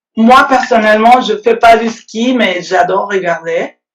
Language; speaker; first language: French; non-native, fluent; Spanish